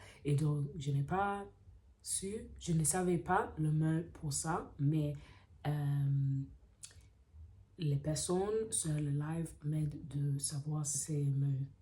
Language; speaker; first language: French; non-native, learner; English